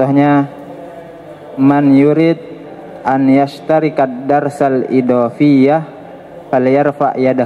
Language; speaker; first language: Arabic; non-native, learner; Indonesian